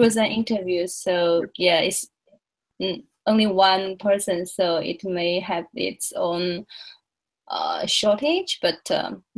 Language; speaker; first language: English; non-native, learner; Chinese